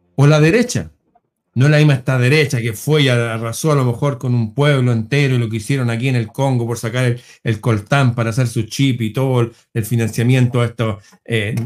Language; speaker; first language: Spanish; native; Spanish